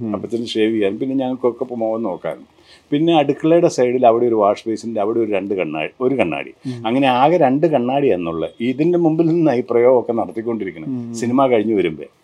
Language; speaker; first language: Malayalam; native; Malayalam